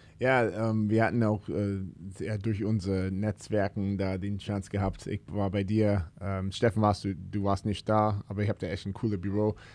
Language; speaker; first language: German; non-native, fluent; English